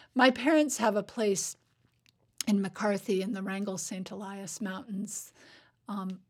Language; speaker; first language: English; native; English